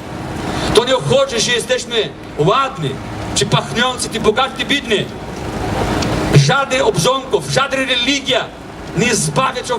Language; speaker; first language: Polish; non-native, fluent; Portuguese